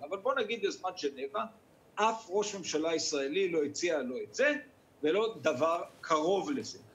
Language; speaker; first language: Hebrew; native; Hebrew